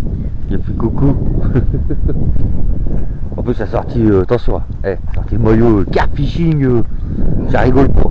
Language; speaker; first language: French; native; French